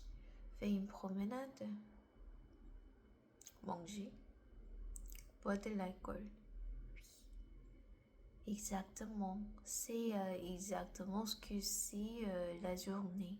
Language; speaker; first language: French; non-native, learner; Korean